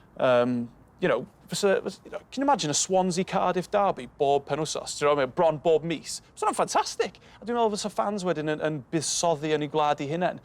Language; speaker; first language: Welsh; native; Welsh